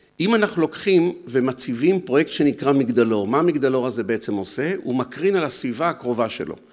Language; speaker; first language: Hebrew; native; Hebrew